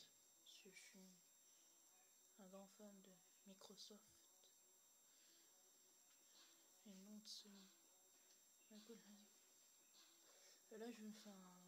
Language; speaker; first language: French; native; French